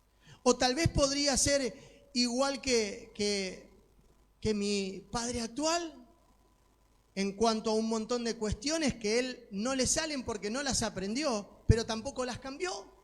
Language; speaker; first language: Spanish; native; Spanish